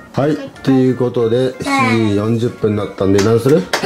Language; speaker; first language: Japanese; native; Japanese